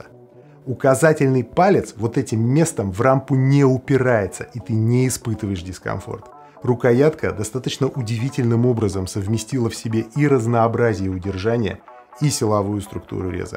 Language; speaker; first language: Russian; native; Russian